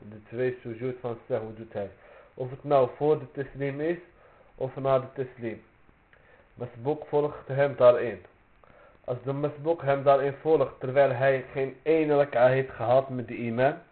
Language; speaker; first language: Dutch; early bilingual, other home language; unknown